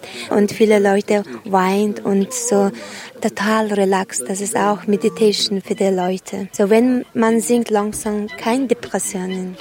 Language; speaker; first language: German; non-native, learner; Mongolian